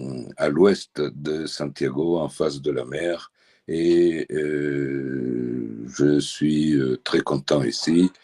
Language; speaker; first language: French; early bilingual, heritage; French